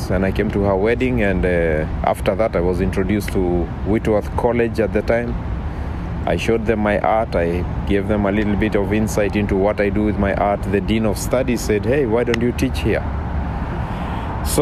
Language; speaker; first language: English; non-native, local second language; Masai